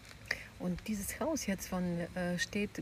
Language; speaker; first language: German; native; German